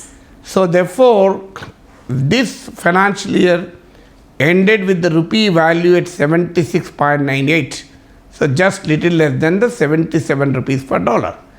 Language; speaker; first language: English; non-native, local second language; Telugu